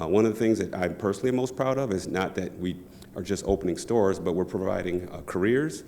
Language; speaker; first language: English; native; English